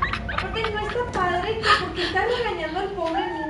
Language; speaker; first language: Spanish; native; Spanish